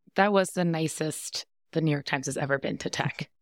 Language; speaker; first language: English; native; English